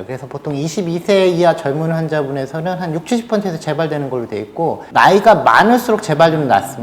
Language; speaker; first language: Korean; native; Korean